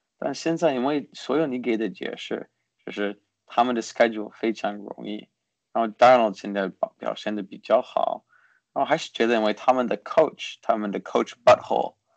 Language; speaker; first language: Chinese; early bilingual, heritage; Chinese